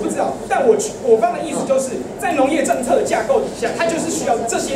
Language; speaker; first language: Chinese; native; Chinese